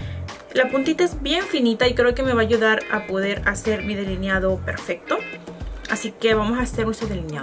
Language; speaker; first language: Spanish; native; Spanish